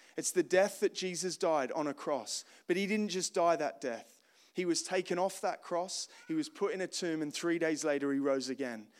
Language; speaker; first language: English; native; English